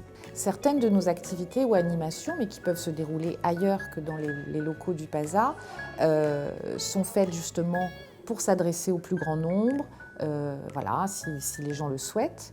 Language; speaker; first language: French; native; French